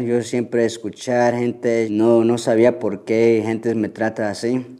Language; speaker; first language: Spanish; early bilingual, heritage; Spanish